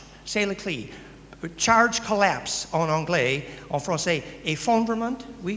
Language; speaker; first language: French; non-native, learner; English